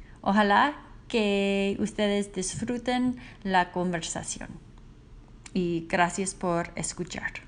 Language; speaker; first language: Spanish; non-native, learner; English